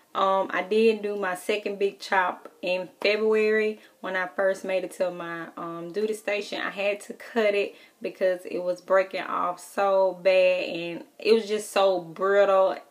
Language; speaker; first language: English; native; English